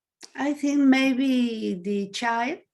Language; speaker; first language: English; non-native, learner; Spanish